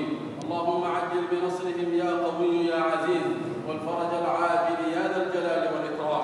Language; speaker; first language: Arabic; non-native, local second language; Somali